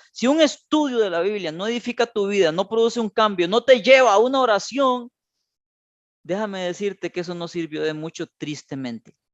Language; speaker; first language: Spanish; native; Spanish